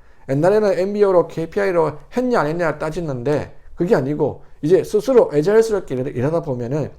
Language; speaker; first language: Korean; native; Korean